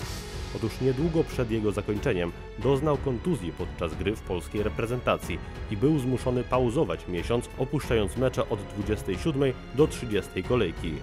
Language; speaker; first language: Polish; native; Polish